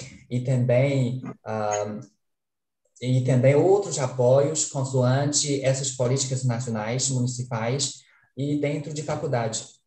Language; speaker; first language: Portuguese; non-native, fluent; Chinese